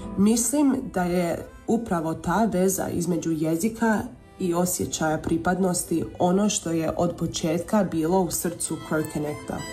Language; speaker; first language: Croatian; early bilingual, heritage; Croatian